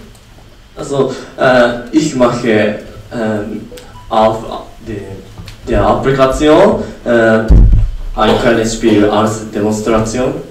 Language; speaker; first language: German; non-native, learner; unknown